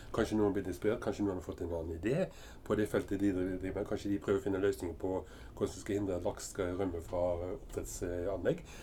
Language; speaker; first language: Norwegian; early bilingual, heritage; Norwegian